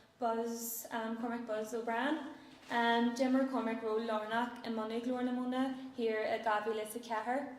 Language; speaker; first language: Irish; non-native, local second language; English